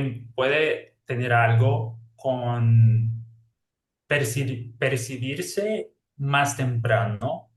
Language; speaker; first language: Spanish; non-native, fluent; Portuguese